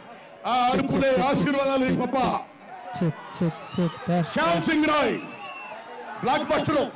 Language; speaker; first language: Telugu; native; Telugu